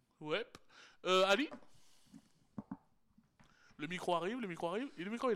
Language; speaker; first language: French; native; French